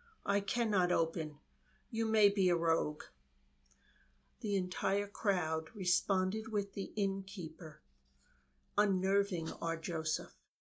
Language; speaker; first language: English; native; English